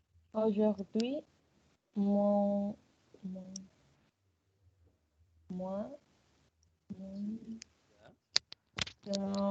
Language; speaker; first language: French; non-native, learner; Spanish